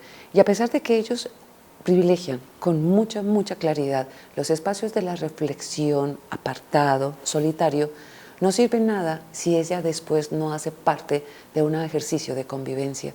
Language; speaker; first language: Spanish; native; Spanish